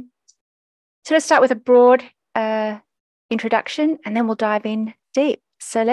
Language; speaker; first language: English; native; English